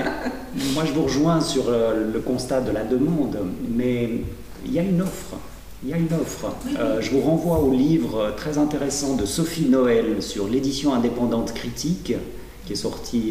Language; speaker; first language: French; native; French